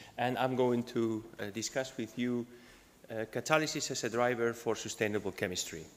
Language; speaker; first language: English; non-native, fluent; Spanish